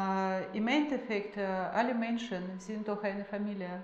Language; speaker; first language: German; non-native, fluent; Russian